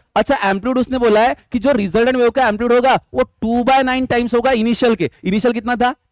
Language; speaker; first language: Hindi; non-native, local second language; Marathi